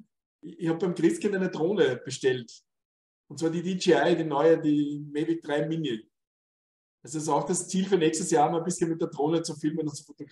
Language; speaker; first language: German; native; German